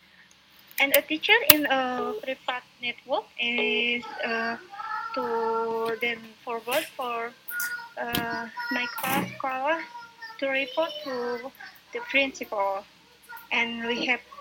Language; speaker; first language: English; non-native, local second language; Indonesian